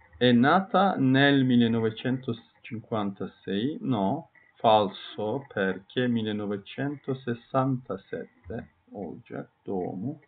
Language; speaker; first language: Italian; non-native, learner; Turkish